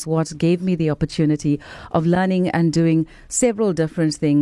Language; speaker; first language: English; native; English